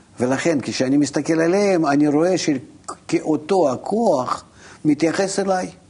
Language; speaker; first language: Hebrew; non-native, fluent; Russian